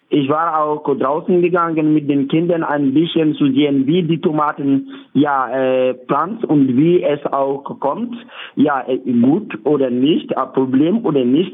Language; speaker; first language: German; non-native, learner; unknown